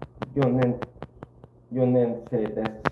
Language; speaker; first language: Japanese; non-native, learner; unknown